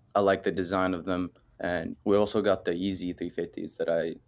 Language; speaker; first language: English; early bilingual, other home language; Arabic